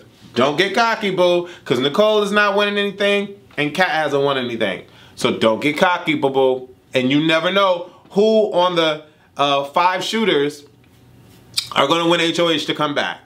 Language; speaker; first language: English; native; English